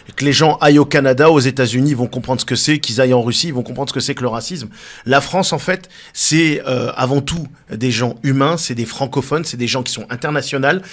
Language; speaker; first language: French; early bilingual, other home language; Arabic